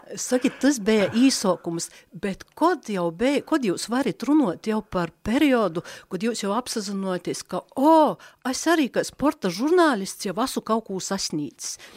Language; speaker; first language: Latvian; native; Latvian